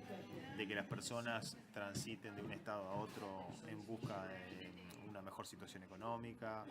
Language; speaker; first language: Spanish; native; Spanish